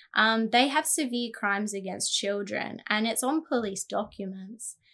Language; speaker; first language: English; native; English